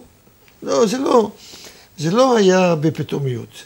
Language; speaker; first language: Hebrew; non-native, fluent; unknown